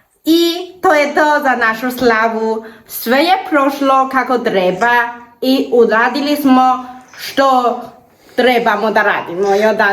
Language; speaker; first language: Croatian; non-native, learner; Chinese